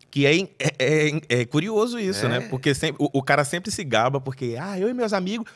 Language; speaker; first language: Portuguese; native; Portuguese